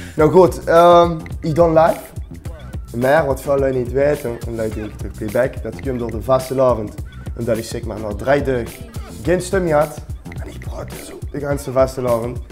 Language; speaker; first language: Dutch; non-native, local second language; Limburgish